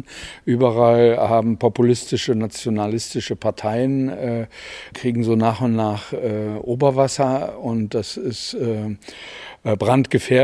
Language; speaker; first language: German; native; German